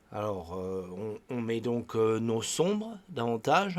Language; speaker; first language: French; native; French